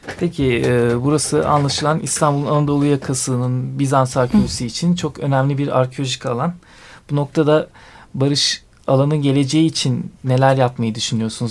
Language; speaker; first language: Turkish; native; Turkish